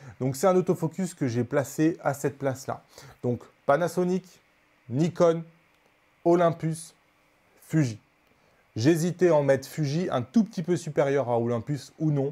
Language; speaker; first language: French; native; French